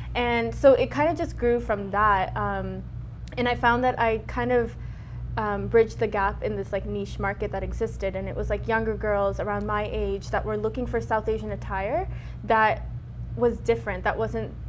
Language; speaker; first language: English; native; English